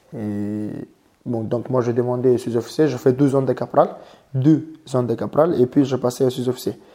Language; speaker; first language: French; non-native, learner; Mongolian